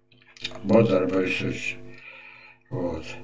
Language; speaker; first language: Russian; native; Russian